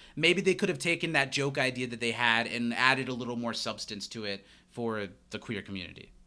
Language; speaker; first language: English; native; English